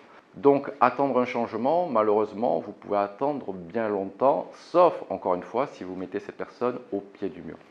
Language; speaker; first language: French; native; French